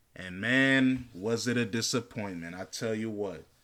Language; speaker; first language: English; native; English